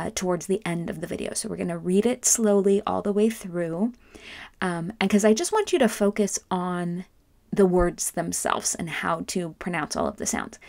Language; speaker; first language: English; native; English